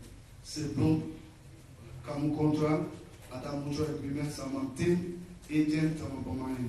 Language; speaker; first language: Indonesian; non-native, fluent; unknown